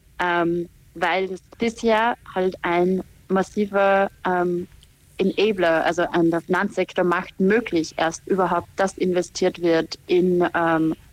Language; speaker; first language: German; native; German